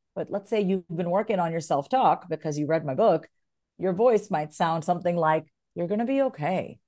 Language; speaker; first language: English; native; English